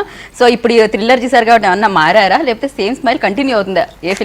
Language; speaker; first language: Telugu; native; Telugu